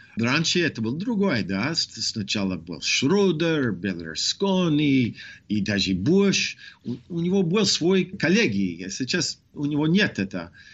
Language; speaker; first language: Russian; non-native, fluent; English